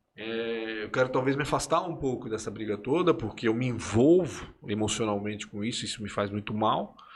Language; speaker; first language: Portuguese; early bilingual, other home language; Spanish